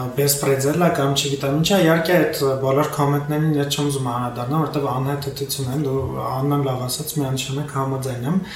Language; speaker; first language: Armenian; native; Armenian